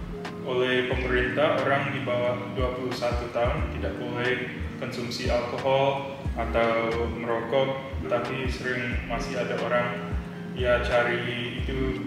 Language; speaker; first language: Indonesian; early bilingual, heritage; English